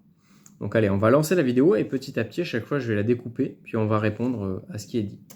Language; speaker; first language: French; native; French